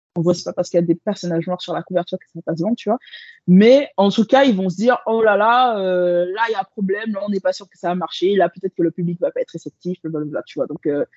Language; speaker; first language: French; native; French